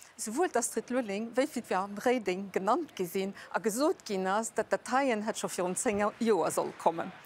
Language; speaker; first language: Luxembourgish; early bilingual, other home language; Portuguese